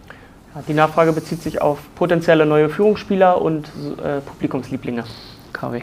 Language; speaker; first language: German; native; German